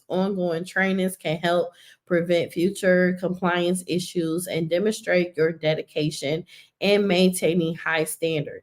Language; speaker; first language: English; native; English